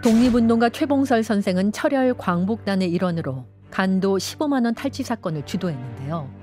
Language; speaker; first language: Korean; native; Korean